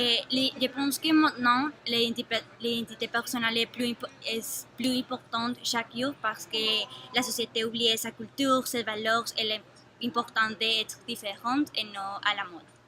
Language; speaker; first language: French; non-native, learner; Spanish